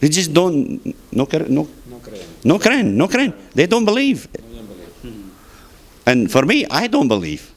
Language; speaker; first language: English; non-native, learner; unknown